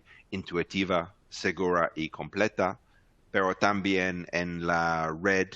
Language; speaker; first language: Spanish; non-native, fluent; English